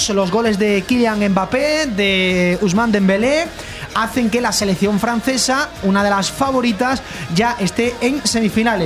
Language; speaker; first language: Spanish; native; Spanish